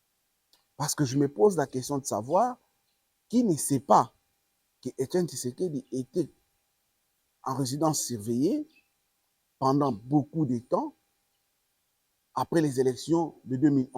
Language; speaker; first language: French; non-native, local second language; Lingala